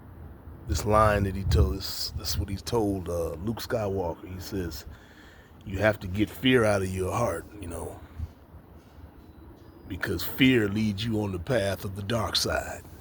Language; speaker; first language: English; native; English